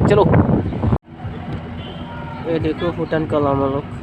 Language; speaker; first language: Hindi; non-native, local second language; Bodo